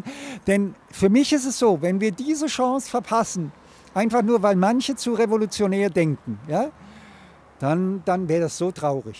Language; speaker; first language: German; native; German